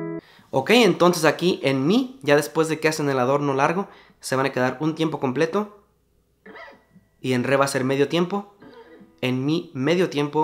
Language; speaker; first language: Spanish; native; Spanish